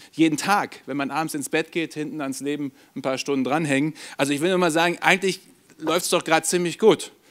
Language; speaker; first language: German; native; German